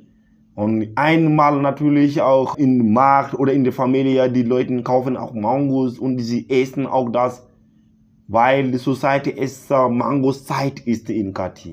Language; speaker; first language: German; non-native, learner; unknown